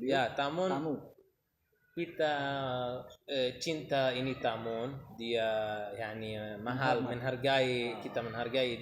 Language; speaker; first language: Indonesian; non-native, learner; Arabic